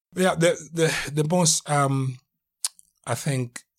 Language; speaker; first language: English; non-native, local second language; Luo (Kenya and Tanzania)